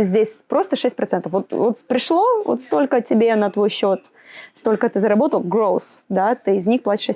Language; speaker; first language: Russian; native; Russian